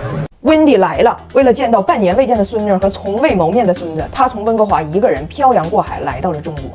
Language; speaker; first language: Chinese; native; Chinese